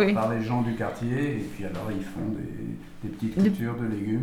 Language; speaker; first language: French; native; French